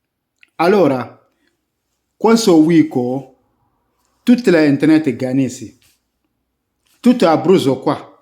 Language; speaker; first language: Italian; non-native, learner; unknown